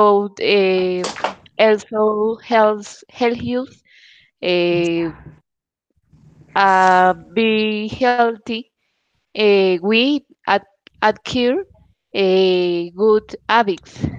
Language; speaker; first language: English; non-native, learner; Spanish